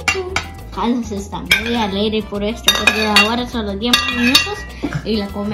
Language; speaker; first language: Spanish; early bilingual, heritage; Spanish